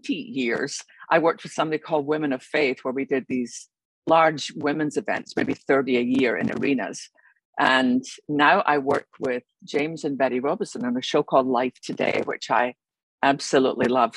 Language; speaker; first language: English; native; English